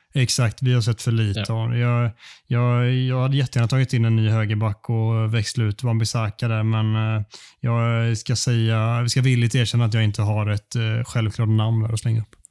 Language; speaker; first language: Swedish; native; Swedish